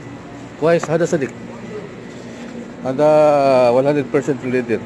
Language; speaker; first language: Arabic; non-native, learner; Filipino